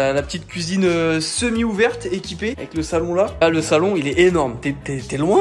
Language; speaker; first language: French; native; French